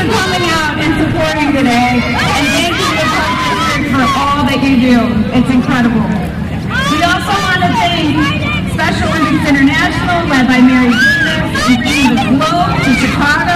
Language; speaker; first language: English; native; English